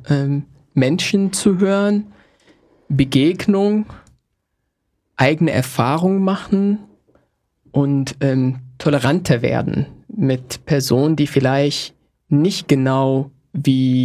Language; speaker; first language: German; native; German